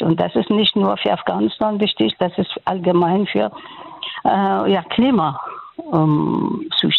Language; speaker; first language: German; non-native, learner; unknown